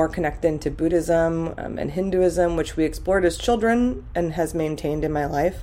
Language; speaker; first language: English; native; English